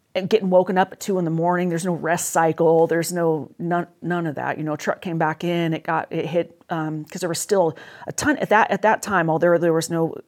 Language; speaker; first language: English; native; English